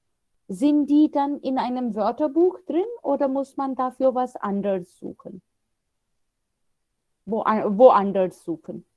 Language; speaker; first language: German; non-native, fluent; Hindi